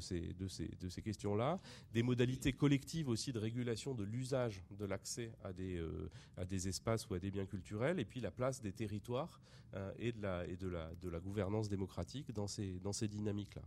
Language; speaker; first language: French; native; French